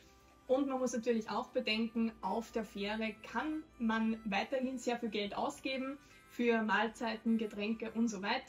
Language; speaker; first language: German; native; German